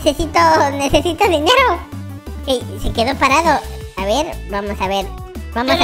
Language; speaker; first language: Spanish; native; Spanish